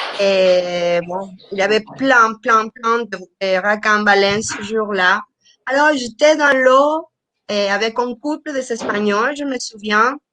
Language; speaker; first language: French; non-native, fluent; Spanish